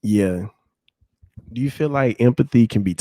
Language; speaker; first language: English; native; English